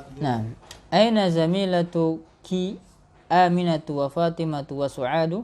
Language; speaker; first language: Arabic; non-native, fluent; Indonesian